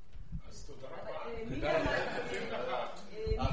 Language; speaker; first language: Hebrew; non-native, fluent; Polish